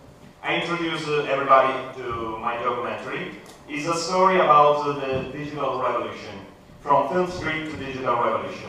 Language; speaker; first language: English; non-native, learner; Italian